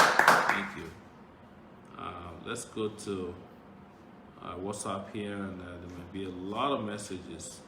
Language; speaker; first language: English; non-native, local second language; Yoruba